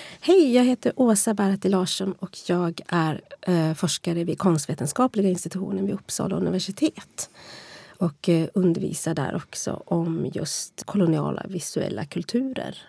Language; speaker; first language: Swedish; native; Swedish